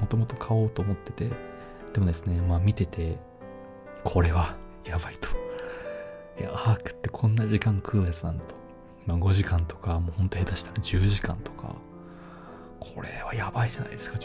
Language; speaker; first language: Japanese; native; Japanese